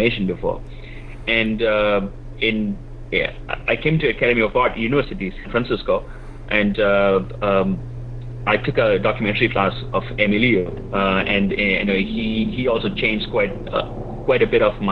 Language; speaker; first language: English; non-native, local second language; Malayalam